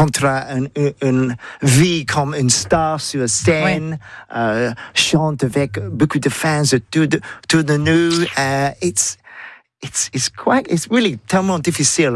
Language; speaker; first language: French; non-native, learner; English